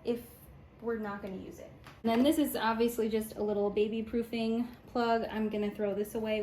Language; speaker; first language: English; native; English